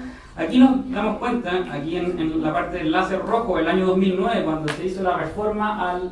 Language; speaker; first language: Spanish; native; Spanish